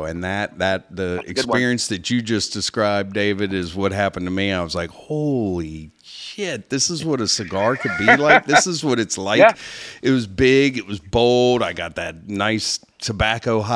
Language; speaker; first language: English; native; English